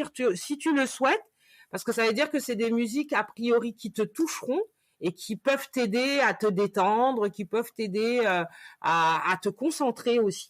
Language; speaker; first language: French; native; French